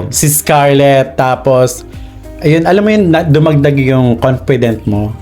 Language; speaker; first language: Filipino; native; Filipino